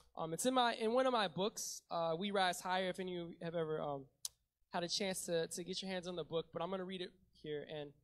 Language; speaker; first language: English; native; English